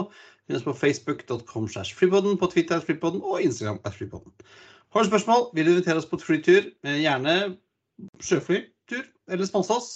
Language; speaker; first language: Norwegian; native; Norwegian